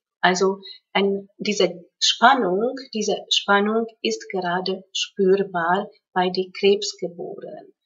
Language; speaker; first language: German; non-native, fluent; Hungarian